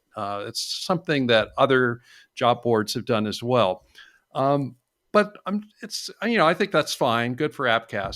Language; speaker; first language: English; native; English